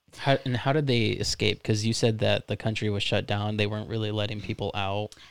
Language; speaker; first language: English; native; English